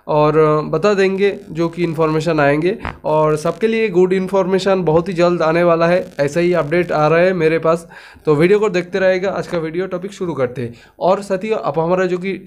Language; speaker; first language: Hindi; non-native, local second language; Bangla